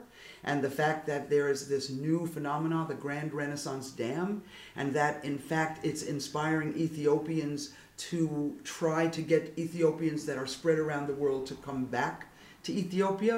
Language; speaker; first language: English; native; English